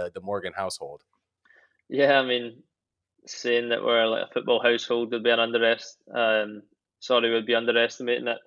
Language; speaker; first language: English; native; English